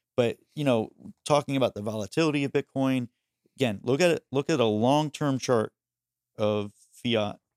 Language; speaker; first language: English; early bilingual, other home language; Spanish